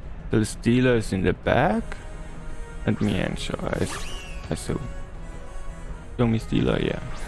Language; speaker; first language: English; non-native, fluent; German